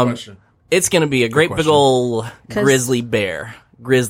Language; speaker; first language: English; native; English